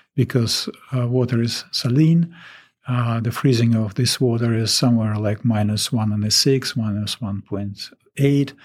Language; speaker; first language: English; non-native, fluent; Russian